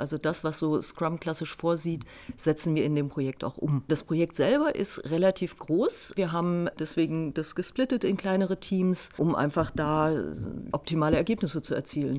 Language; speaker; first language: German; native; German